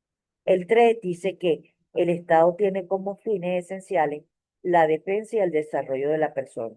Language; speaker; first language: Spanish; native; Spanish